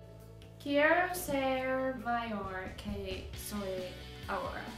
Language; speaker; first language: Spanish; non-native, learner; English